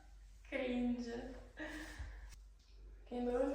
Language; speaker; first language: Albanian; early bilingual, heritage; Albanian